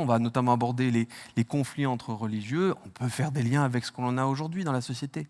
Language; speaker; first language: French; native; French